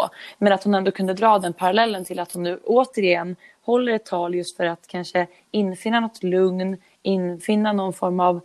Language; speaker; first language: Swedish; native; Swedish